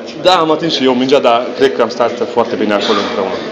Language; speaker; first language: Romanian; non-native, local second language; Hungarian